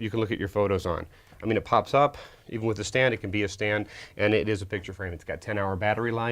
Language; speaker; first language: English; native; English